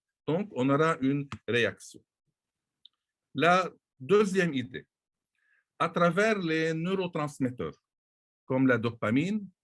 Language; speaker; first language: French; non-native, local second language; Arabic